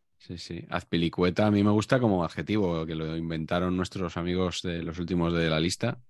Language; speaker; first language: Spanish; native; Spanish